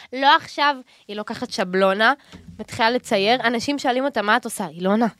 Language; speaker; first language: Hebrew; native; Hebrew